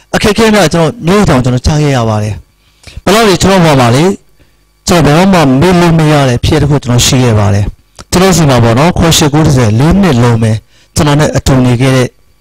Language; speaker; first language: Burmese; native; Burmese